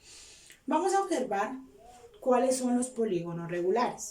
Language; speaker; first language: Spanish; native; Spanish